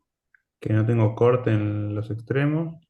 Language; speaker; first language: Spanish; native; Spanish